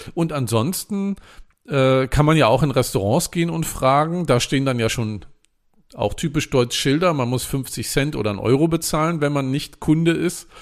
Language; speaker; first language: German; native; German